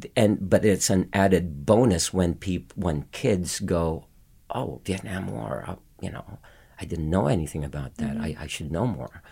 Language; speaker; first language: English; non-native, local second language; Filipino